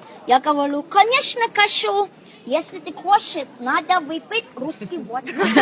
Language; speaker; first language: Russian; non-native, learner; Thai